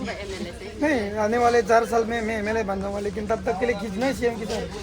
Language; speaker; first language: Hindi; non-native, local second language; Bangla